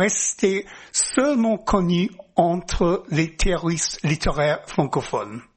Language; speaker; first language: French; non-native, fluent; English